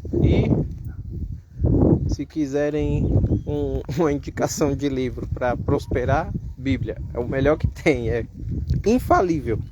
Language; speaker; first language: Portuguese; native; Portuguese